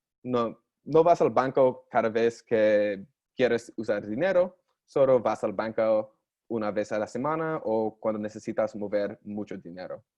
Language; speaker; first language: Spanish; non-native, learner; English